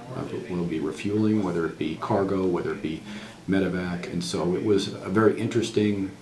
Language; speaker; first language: English; native; English